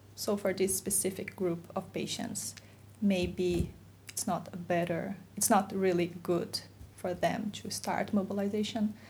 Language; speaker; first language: English; non-native, fluent; Portuguese